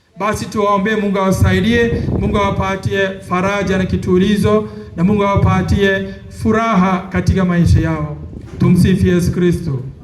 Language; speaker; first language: Swahili; non-native, fluent; Malayalam